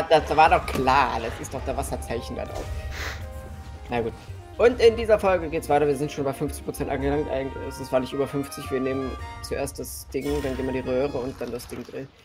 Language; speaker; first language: German; native; German